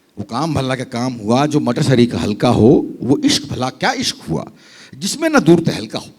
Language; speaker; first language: Hindi; native; Hindi